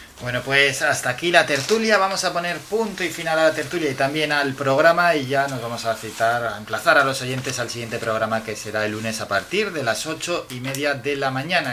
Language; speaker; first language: Spanish; native; Spanish